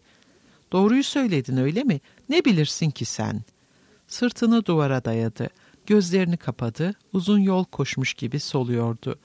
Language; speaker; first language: Turkish; native; Turkish